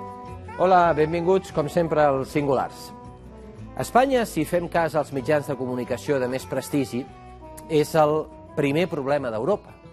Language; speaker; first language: Catalan; native; Catalan